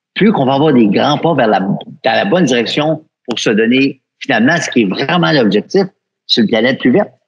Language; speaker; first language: French; native; French